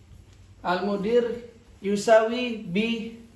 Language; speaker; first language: Arabic; non-native, fluent; Indonesian